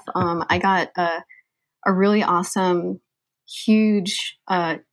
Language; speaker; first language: English; native; English